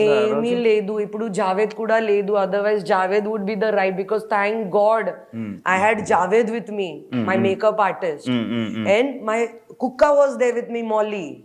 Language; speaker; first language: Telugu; non-native, learner; Hindi